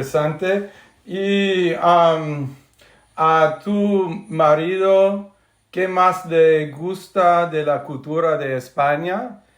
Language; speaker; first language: Spanish; non-native, fluent; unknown